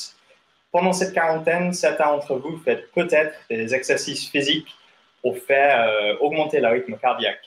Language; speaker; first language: French; non-native, fluent; English